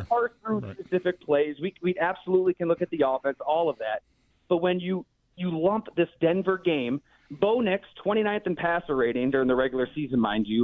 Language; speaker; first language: English; native; English